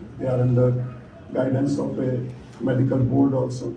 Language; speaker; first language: English; non-native, local second language; Bangla